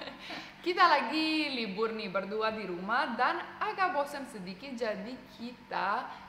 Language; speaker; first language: Indonesian; non-native, fluent; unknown